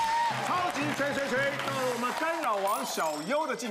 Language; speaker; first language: Chinese; native; Chinese